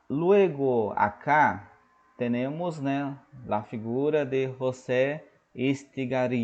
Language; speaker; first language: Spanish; non-native, fluent; Portuguese